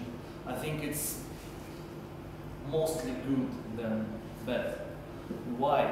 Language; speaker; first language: English; non-native, fluent; Russian